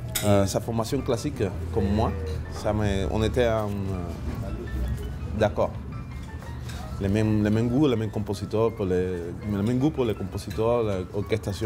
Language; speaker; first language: French; non-native, fluent; Spanish